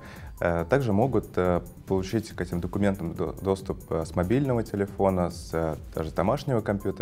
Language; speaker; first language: Russian; native; Russian